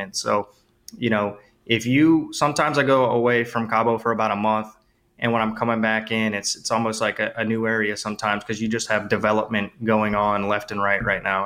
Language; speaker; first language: English; native; English